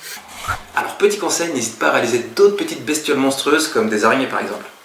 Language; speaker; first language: French; native; French